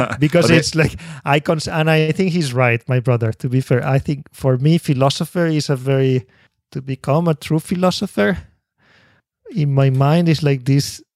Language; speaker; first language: English; non-native, fluent; Spanish